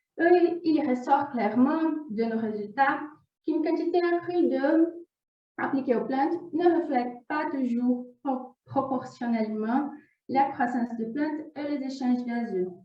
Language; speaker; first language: French; non-native, fluent; Portuguese